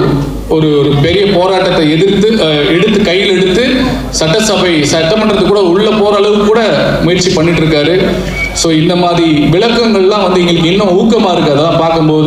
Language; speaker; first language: Tamil; native; Tamil